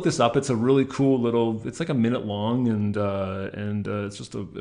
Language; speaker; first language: English; native; English